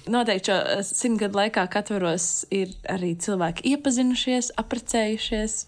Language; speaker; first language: Latvian; native; Latvian